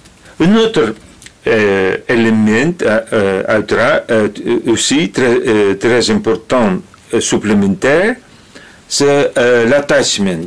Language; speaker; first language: French; non-native, learner; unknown